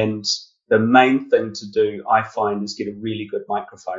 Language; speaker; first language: English; native; English